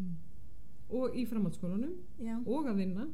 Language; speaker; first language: Icelandic; native; Icelandic